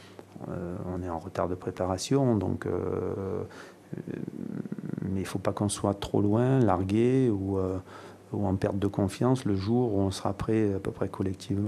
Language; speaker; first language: French; native; French